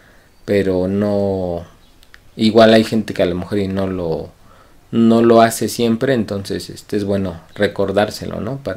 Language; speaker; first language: Spanish; native; Spanish